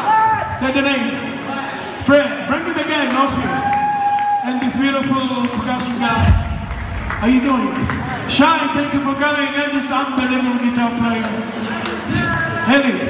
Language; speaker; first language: English; non-native, fluent; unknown